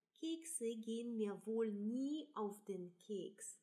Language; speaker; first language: German; non-native, fluent; Russian